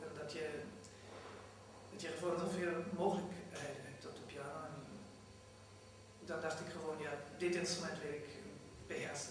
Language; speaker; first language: Dutch; non-native, fluent; German